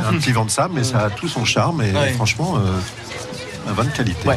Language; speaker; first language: French; native; French